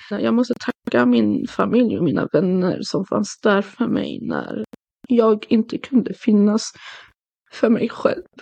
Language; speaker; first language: Swedish; early bilingual, other home language; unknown